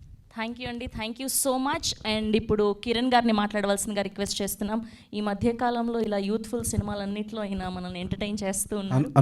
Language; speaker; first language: Telugu; native; Telugu